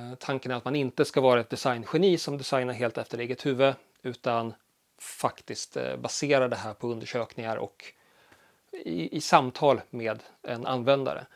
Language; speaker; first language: Swedish; early bilingual, other home language; Polish